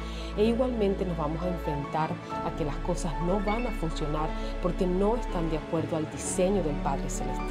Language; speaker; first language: Spanish; native; Spanish